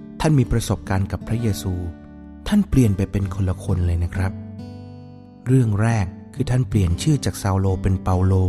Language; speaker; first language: Thai; native; Thai